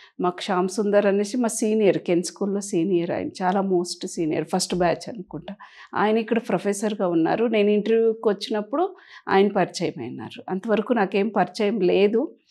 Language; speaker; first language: Telugu; native; Telugu